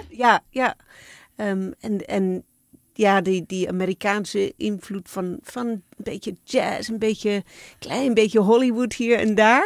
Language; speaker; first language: Dutch; non-native, fluent; English